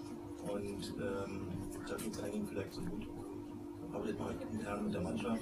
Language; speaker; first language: German; native; German